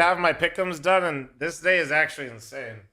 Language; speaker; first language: English; native; English